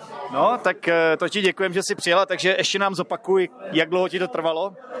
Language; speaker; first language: Czech; native; Czech